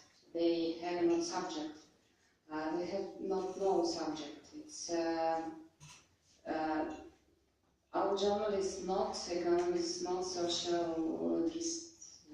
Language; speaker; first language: English; non-native, learner; Russian